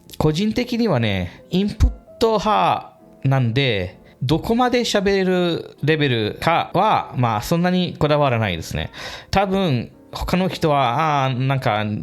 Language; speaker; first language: Japanese; non-native, fluent; English